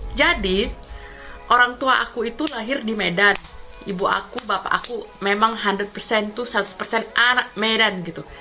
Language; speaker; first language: Indonesian; native; Indonesian